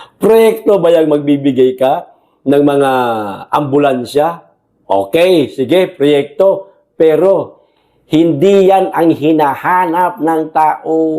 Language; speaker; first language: Filipino; non-native, local second language; Cebuano